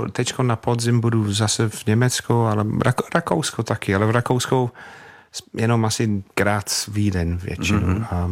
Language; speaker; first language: Czech; non-native, learner; English